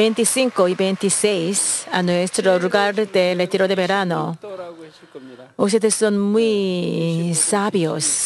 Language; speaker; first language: Spanish; non-native, learner; Korean